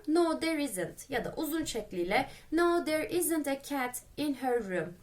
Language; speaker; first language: English; non-native, fluent; Turkish